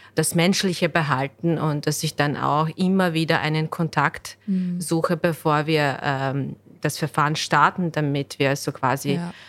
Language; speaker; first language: German; non-native, fluent; Bosnian